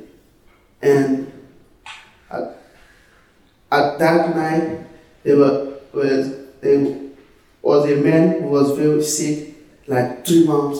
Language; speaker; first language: English; non-native, learner; French